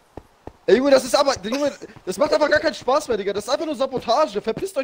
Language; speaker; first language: German; native; German